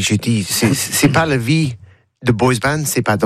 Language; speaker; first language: French; non-native, learner; English